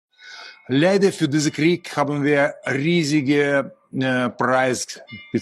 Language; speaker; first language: German; non-native, learner; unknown